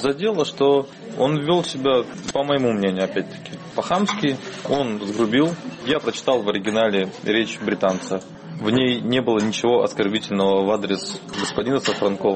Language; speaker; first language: Russian; native; Russian